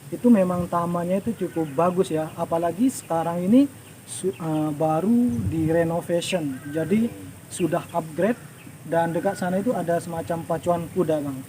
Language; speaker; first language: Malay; non-native, local second language; Indonesian